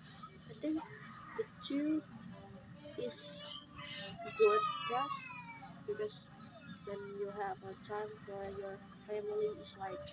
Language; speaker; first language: English; non-native, learner; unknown